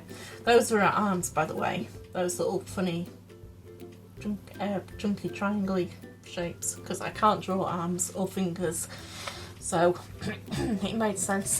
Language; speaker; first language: English; native; English